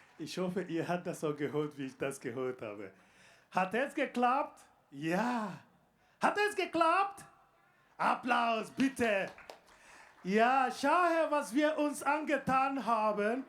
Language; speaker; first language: German; non-native, fluent; Igbo